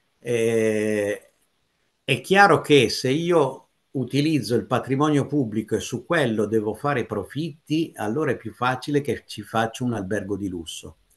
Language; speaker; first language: Italian; native; Italian